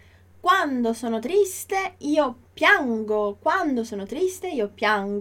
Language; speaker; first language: Italian; non-native, fluent; Portuguese